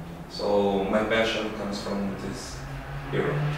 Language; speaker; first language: English; non-native, fluent; Portuguese